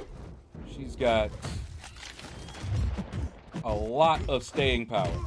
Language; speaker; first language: English; native; English